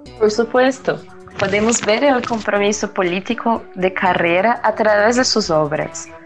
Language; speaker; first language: Spanish; non-native, learner; Portuguese